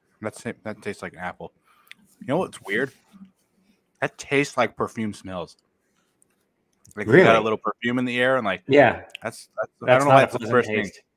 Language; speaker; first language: English; native; English